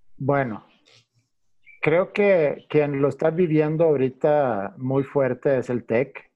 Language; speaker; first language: Spanish; non-native, fluent; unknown